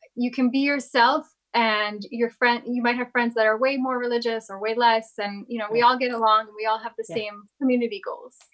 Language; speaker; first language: English; native; English